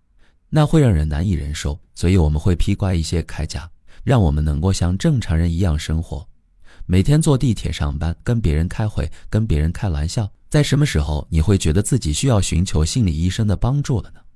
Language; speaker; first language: Chinese; native; Chinese